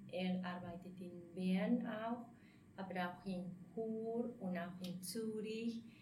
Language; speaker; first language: German; non-native, fluent; Spanish